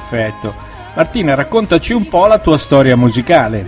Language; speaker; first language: Italian; native; Italian